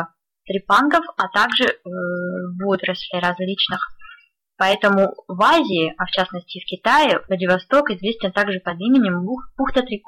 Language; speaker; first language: Russian; native; Russian